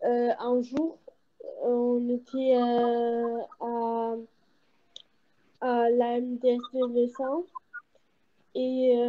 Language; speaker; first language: French; early bilingual, other home language; Portuguese